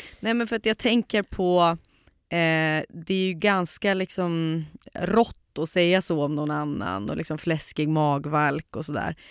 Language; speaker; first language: Swedish; native; Swedish